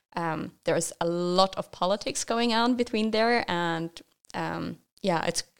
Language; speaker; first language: English; non-native, fluent; Norwegian